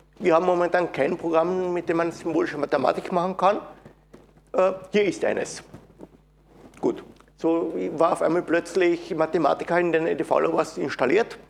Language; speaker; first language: German; native; German